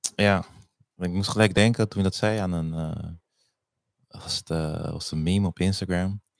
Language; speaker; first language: Dutch; early bilingual, other home language; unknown